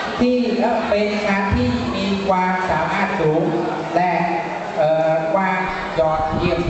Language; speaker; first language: Thai; non-native, learner; Khmer